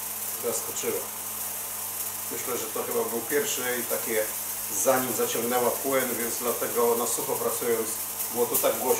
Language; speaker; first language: Polish; native; Polish